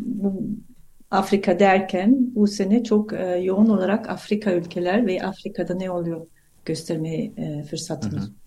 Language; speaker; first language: Turkish; non-native, fluent; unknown